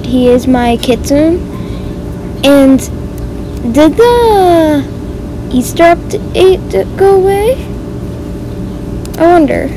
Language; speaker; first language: English; native; English